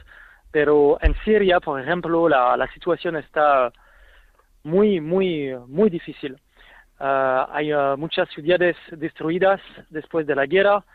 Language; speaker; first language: Spanish; non-native, fluent; French